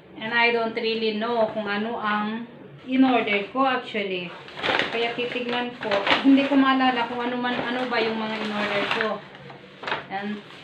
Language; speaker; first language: Filipino; non-native, local second language; Iloko